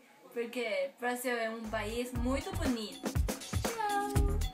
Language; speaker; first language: Portuguese; non-native, learner; Chinese